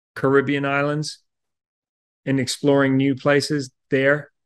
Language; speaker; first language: English; native; English